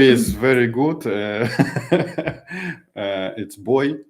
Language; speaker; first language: English; non-native, learner; Ukrainian